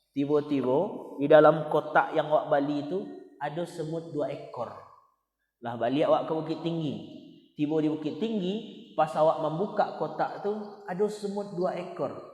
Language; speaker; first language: Malay; non-native, local second language; Minangkabau